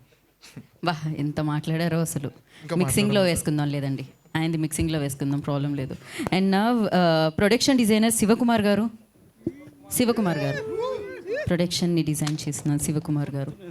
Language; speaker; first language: Telugu; native; Telugu